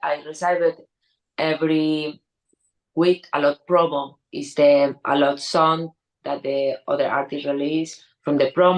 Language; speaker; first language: English; non-native, learner; Spanish